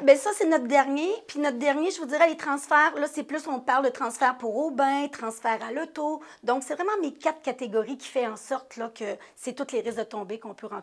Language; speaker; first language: French; native; French